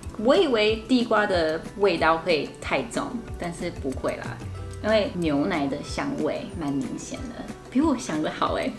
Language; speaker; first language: Chinese; non-native, fluent; English